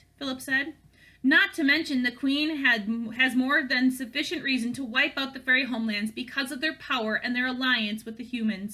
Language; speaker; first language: English; native; English